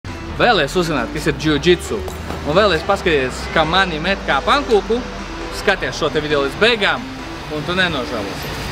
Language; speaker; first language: Latvian; native; Latvian